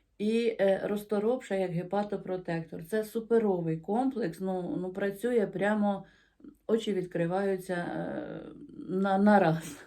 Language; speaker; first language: Ukrainian; non-native, local second language; Russian